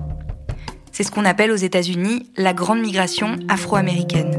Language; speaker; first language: French; native; French